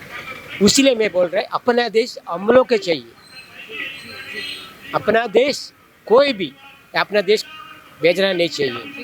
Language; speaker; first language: Hindi; non-native, local second language; Malayalam